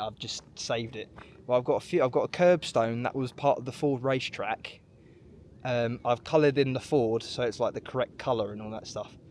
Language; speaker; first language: English; native; English